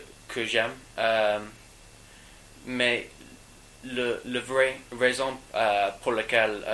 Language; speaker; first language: French; non-native, learner; English